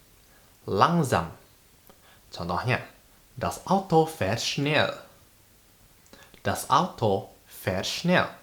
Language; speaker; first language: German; non-native, fluent; Indonesian